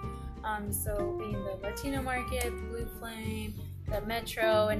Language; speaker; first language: English; native; English